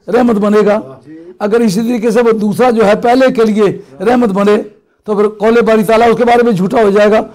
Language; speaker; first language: Urdu; non-native, local second language; Punjabi